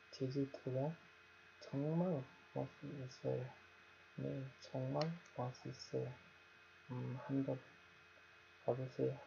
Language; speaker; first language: Korean; non-native, learner; Nepali